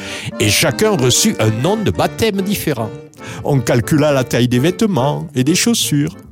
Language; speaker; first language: French; native; French